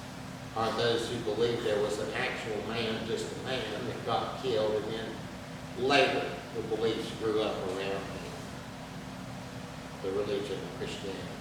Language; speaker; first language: English; native; English